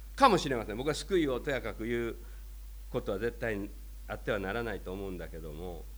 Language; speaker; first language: Japanese; native; Japanese